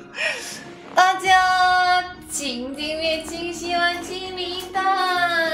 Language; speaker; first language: Chinese; non-native, learner; Korean